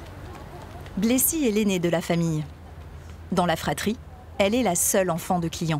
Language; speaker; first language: French; native; French